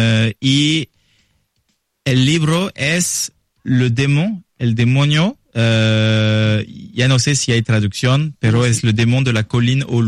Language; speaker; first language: Spanish; non-native, learner; French